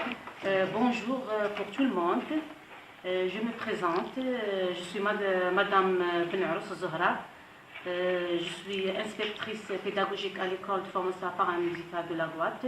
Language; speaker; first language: French; non-native, fluent; Arabic